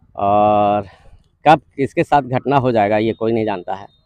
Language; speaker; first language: Hindi; native; Hindi